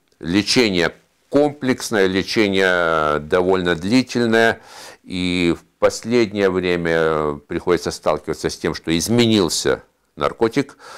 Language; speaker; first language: Russian; native; Russian